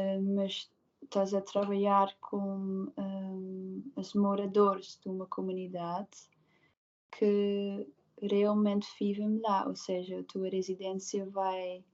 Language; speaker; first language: Portuguese; non-native, learner; Dutch